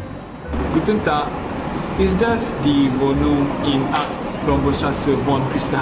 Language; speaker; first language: German; non-native, learner; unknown